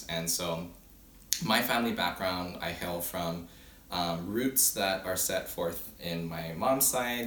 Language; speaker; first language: English; early bilingual, other home language; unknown